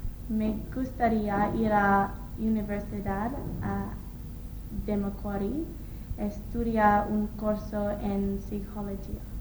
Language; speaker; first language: Spanish; non-native, learner; English